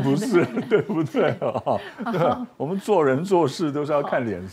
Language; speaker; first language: Chinese; native; Chinese